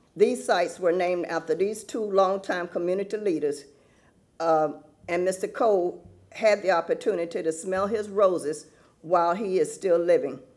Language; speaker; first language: English; native; English